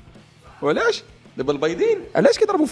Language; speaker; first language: Arabic; native; Arabic